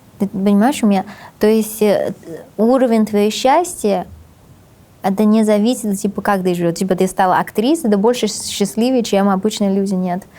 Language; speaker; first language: Russian; non-native, fluent; Chinese